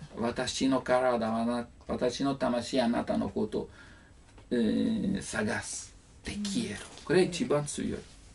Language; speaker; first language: Japanese; non-native, learner; Italian